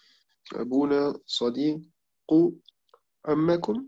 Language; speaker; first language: Arabic; non-native, learner; German